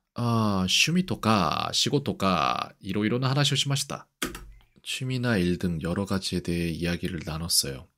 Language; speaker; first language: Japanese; non-native, learner; Korean